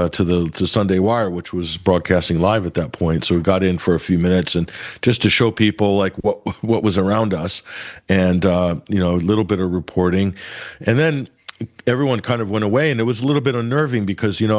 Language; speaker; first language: English; native; English